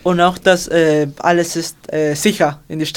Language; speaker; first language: German; non-native, learner; Spanish